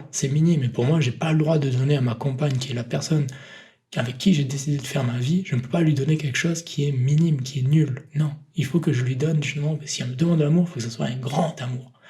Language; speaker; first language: French; native; French